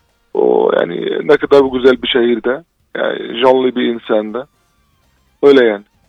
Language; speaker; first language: Turkish; non-native, fluent; Arabic